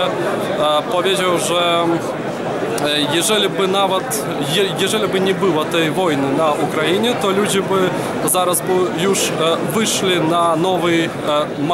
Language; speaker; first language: Polish; non-native, fluent; Ukrainian